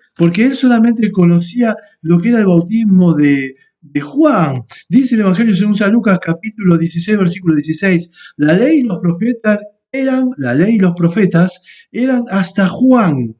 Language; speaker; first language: Spanish; native; Spanish